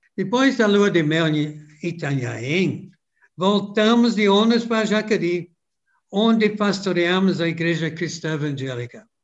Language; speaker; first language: Portuguese; non-native, fluent; English